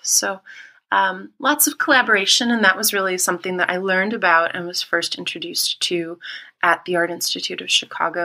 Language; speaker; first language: English; native; English